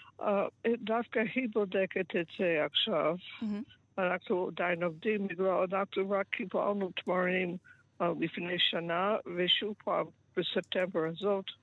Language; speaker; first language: Hebrew; non-native, fluent; English